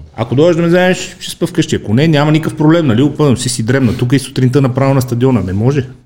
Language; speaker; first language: Bulgarian; native; Bulgarian